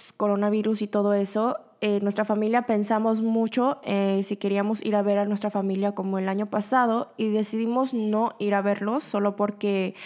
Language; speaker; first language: Spanish; early bilingual, other home language; Korean